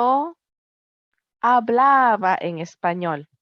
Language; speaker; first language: Spanish; non-native, fluent; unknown